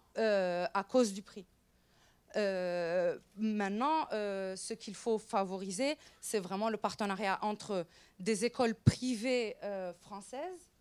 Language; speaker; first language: French; non-native, local second language; Arabic